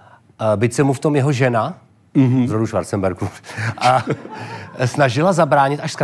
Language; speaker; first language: Czech; native; Czech